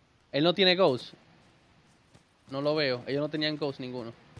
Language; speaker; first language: Spanish; early bilingual, heritage; Spanish